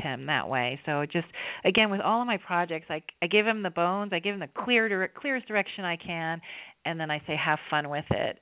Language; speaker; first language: English; native; English